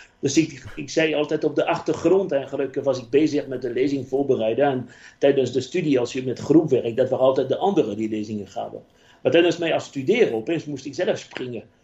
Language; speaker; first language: Dutch; non-native, fluent; French